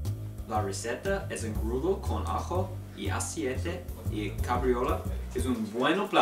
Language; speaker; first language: Spanish; non-native, learner; English